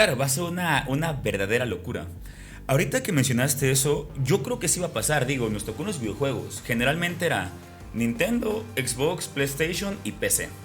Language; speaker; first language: Spanish; native; Spanish